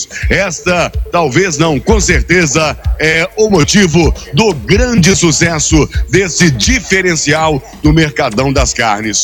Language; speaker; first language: Portuguese; native; Portuguese